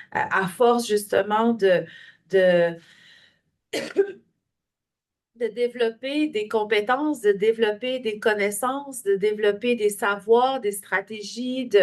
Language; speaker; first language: French; native; French